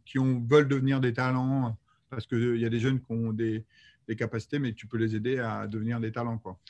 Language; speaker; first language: French; native; French